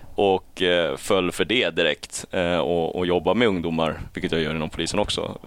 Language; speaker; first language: Swedish; early bilingual, other home language; Chinese